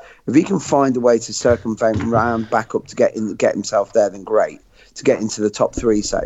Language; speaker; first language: English; native; English